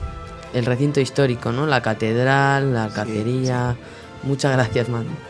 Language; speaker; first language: Spanish; native; Spanish